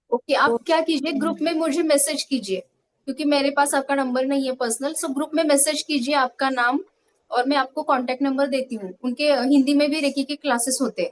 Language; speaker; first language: Hindi; non-native, local second language; Marathi